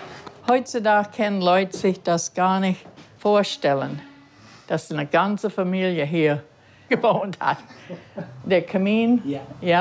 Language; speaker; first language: German; early bilingual, heritage; German